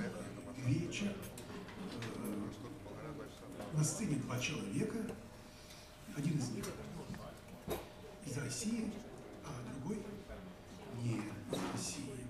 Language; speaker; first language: Russian; native; Russian